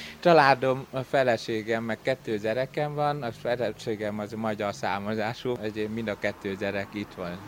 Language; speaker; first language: Hungarian; non-native, fluent; Vietnamese